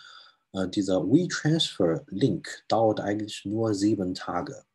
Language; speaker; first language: German; non-native, fluent; Chinese